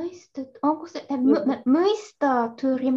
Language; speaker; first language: Finnish; non-native, learner; Japanese